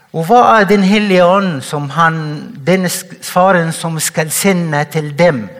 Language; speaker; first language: Norwegian; non-native, fluent; Arabic